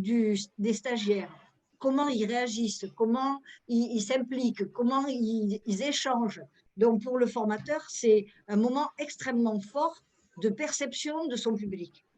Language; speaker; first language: French; native; French